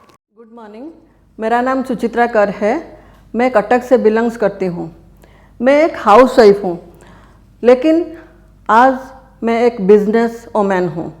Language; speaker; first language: Hindi; non-native, local second language; Odia